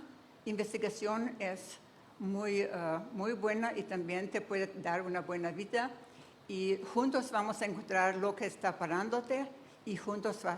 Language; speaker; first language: Spanish; non-native, fluent; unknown